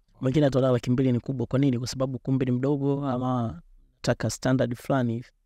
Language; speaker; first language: Swahili; native; Swahili